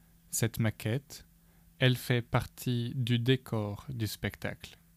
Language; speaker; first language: French; native; French